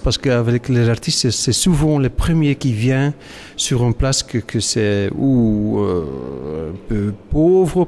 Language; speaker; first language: French; non-native, local second language; Dutch